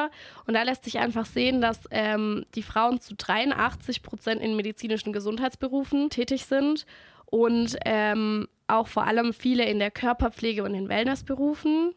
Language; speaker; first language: German; native; German